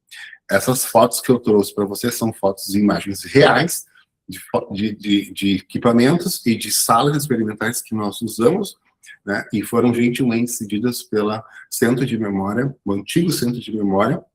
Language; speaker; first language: Portuguese; native; Portuguese